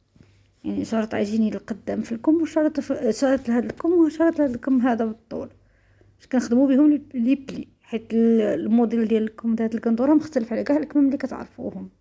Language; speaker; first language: Arabic; native; Arabic